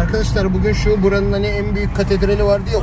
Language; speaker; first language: Turkish; native; Turkish